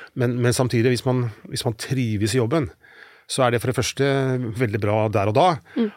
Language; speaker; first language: Norwegian; native; Norwegian